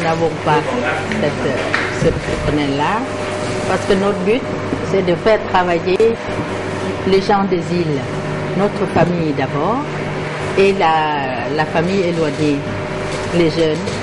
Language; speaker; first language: French; non-native, fluent; Lao